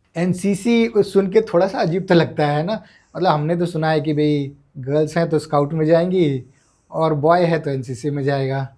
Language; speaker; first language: Hindi; native; Hindi